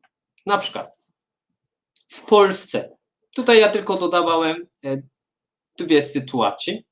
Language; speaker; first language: Polish; non-native, fluent; Korean